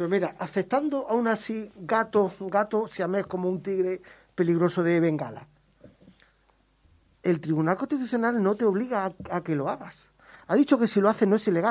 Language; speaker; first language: Spanish; native; Spanish